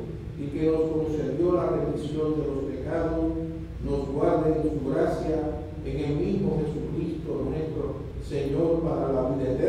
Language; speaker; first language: Spanish; native; Spanish